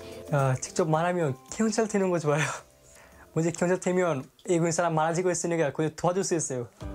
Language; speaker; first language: Korean; non-native, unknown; Bangla